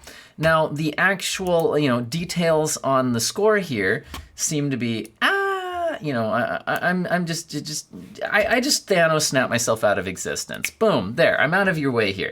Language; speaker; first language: English; native; English